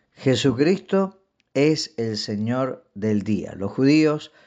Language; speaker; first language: Spanish; non-native, fluent; English